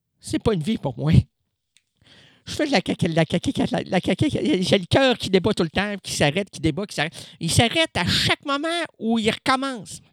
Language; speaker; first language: French; native; French